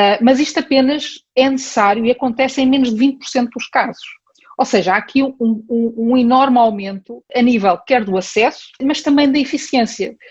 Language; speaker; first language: Portuguese; early bilingual, heritage; Portuguese